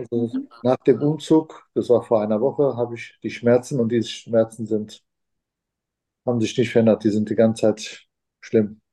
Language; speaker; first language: German; non-native, fluent; Turkish